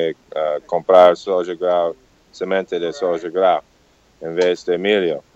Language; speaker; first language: Portuguese; non-native, learner; English